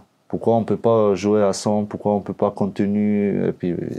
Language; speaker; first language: French; non-native, learner; Albanian